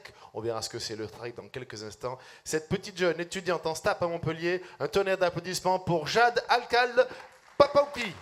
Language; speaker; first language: French; native; French